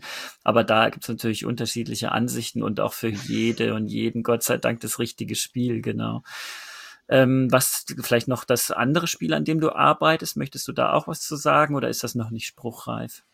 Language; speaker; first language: German; native; German